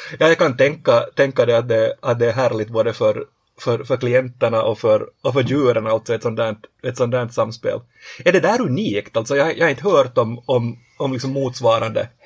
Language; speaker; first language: Swedish; native; Swedish